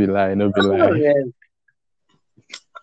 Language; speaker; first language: English; non-native, local second language; Yoruba